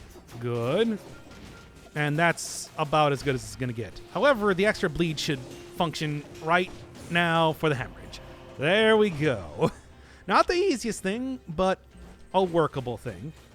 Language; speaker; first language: English; native; English